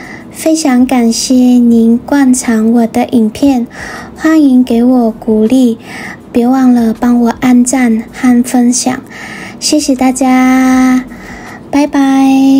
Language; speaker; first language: Chinese; non-native, fluent; Vietnamese